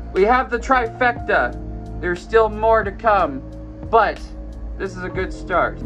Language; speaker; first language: English; native; English